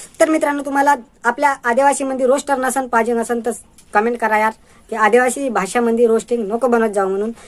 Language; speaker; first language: Marathi; non-native, local second language; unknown